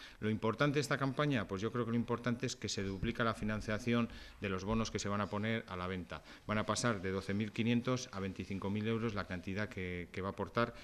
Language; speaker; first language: Spanish; native; Spanish